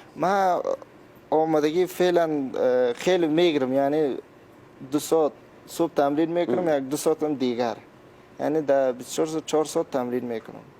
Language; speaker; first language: Persian; non-native, local second language; Turkmen